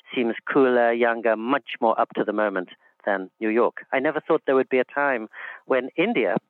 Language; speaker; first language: English; native; English